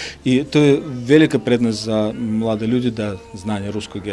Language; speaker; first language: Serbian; non-native, learner; Russian